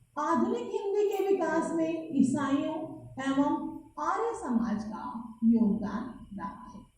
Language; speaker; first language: Hindi; native; Hindi